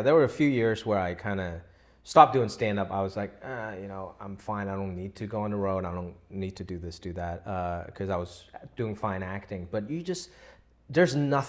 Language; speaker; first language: English; non-native, local second language; Wu Chinese